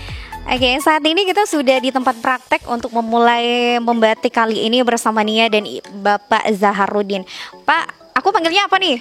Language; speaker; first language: Indonesian; native; Indonesian